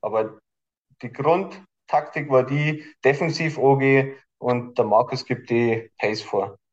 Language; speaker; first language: German; native; German